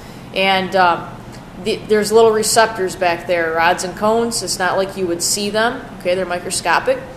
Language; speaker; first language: English; native; English